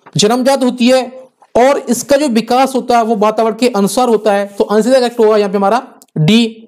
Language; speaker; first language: Hindi; native; Hindi